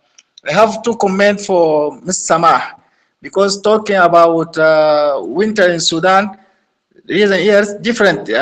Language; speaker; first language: English; non-native, learner; Arabic